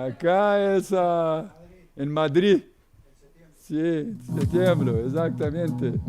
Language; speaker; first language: Spanish; non-native, learner; Portuguese